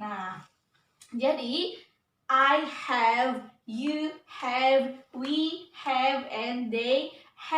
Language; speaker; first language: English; non-native, learner; Indonesian